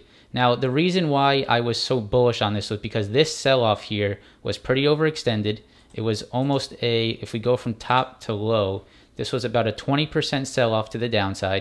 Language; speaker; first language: English; native; English